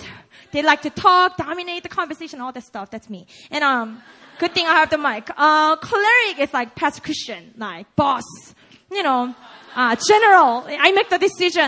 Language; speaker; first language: English; non-native, fluent; Korean